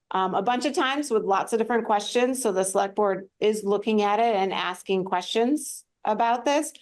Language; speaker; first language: English; native; English